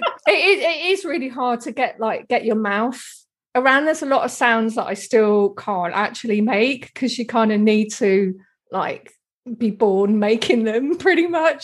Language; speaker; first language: English; native; English